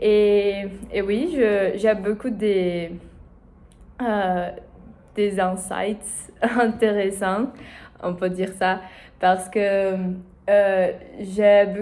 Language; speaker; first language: French; non-native, learner; Portuguese